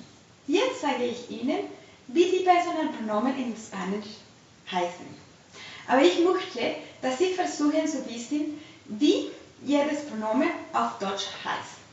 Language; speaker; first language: German; non-native, fluent; Spanish